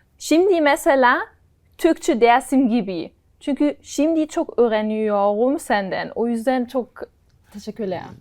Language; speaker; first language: Turkish; non-native, learner; German